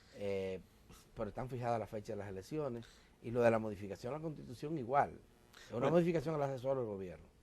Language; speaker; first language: Spanish; native; Spanish